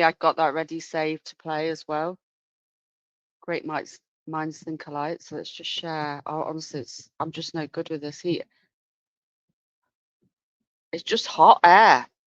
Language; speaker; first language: English; native; English